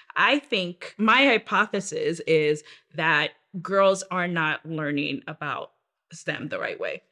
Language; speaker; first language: English; non-native, local second language; Yoruba